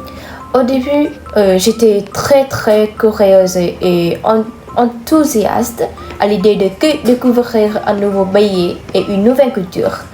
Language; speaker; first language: French; non-native, fluent; Vietnamese